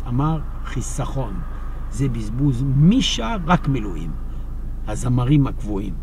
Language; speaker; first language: Hebrew; non-native, fluent; French